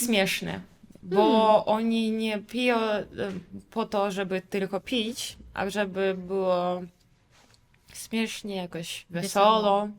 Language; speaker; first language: Polish; non-native, fluent; Russian